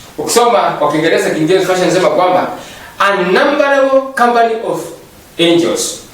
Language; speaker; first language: Swahili; non-native, local second language; Kalenjin